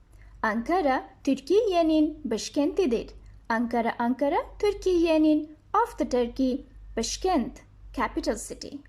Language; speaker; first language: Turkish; non-native, fluent; Bangla